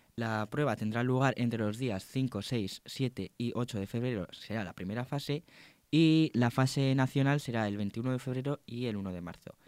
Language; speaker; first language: Spanish; native; Spanish